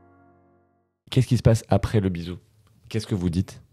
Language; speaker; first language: French; native; French